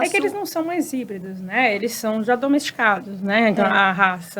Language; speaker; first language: Portuguese; native; Portuguese